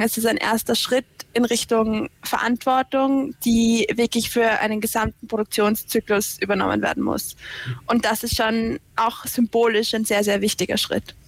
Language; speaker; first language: German; native; German